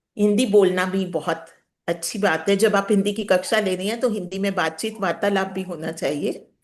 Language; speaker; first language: Hindi; native; Hindi